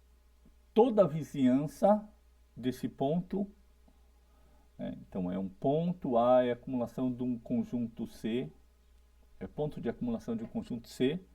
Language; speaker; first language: Portuguese; native; Portuguese